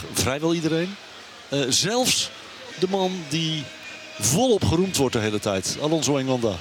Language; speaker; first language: Dutch; native; Dutch